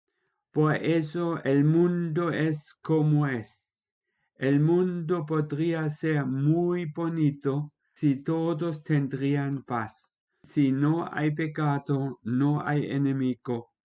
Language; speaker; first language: Spanish; non-native, fluent; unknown